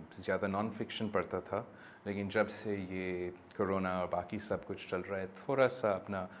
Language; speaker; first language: Urdu; non-native, local second language; English